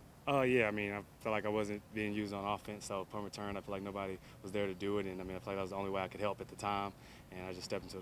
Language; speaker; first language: English; native; English